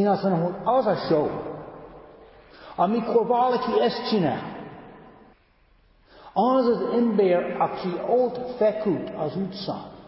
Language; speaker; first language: Hungarian; non-native, fluent; English